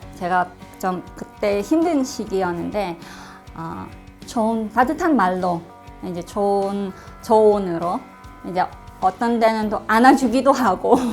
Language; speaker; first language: Korean; non-native, fluent; Russian